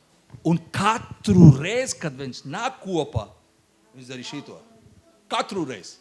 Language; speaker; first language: Latvian; non-native, learner; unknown